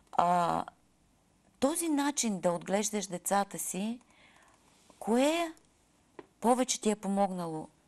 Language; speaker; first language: Bulgarian; native; Bulgarian